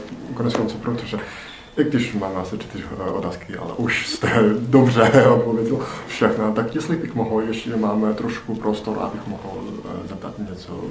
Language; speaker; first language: Czech; non-native, learner; Chinese